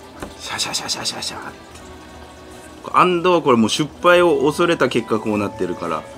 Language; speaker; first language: Japanese; native; Japanese